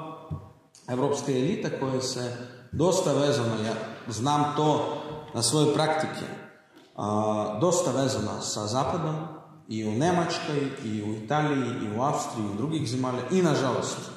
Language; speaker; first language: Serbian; non-native, learner; Russian